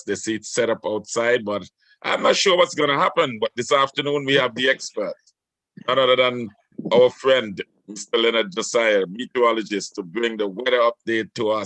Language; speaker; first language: English; native; English